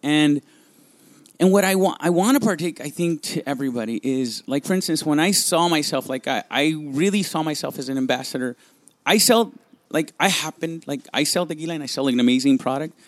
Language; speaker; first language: English; early bilingual, other home language; Spanish